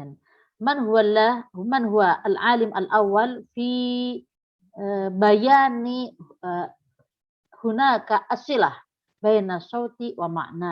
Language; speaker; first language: Arabic; non-native, fluent; Indonesian